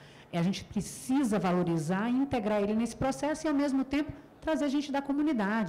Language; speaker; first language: Portuguese; native; Portuguese